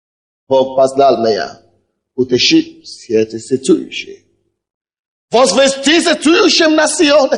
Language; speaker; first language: Russian; non-native, fluent; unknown